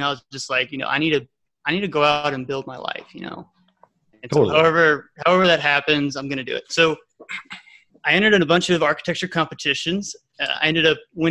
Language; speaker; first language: English; native; English